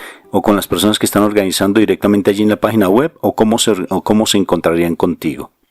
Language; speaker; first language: Spanish; native; Spanish